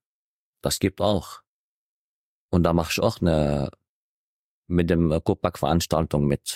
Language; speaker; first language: German; non-native, fluent; Arabic